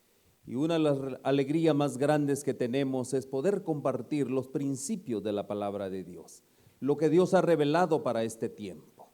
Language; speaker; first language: Spanish; native; Spanish